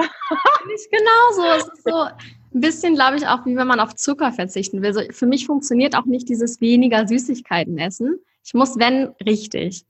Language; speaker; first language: German; native; German